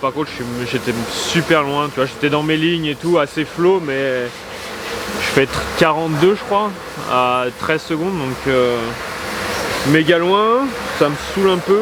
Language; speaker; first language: French; native; French